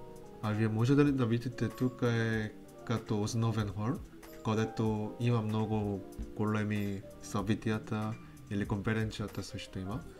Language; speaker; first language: Bulgarian; non-native, learner; Korean